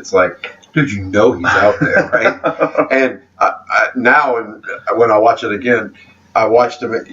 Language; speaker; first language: English; native; English